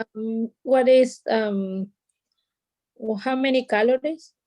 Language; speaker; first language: English; non-native, learner; Spanish